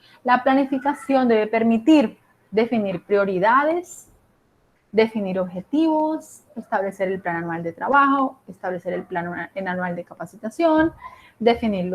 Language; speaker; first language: Spanish; native; Spanish